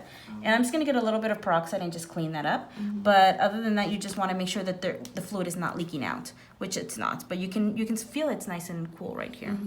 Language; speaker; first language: English; native; English